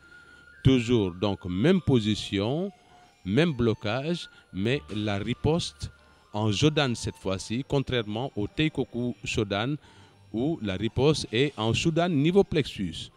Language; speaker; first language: French; non-native, local second language; Wolof